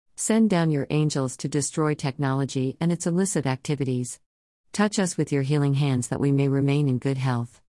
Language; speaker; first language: English; non-native, local second language; Tamil